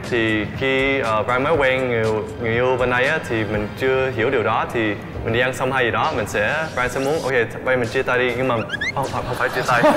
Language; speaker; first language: Vietnamese; early bilingual, heritage; Vietnamese